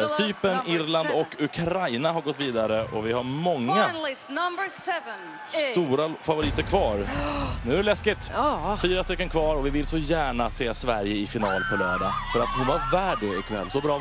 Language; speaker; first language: Swedish; native; Swedish